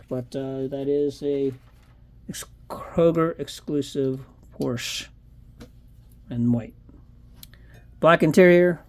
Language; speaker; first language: English; native; English